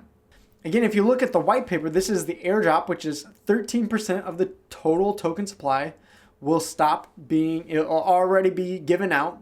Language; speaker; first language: English; native; English